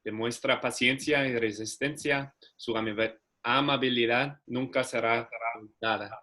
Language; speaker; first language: Spanish; non-native, learner; English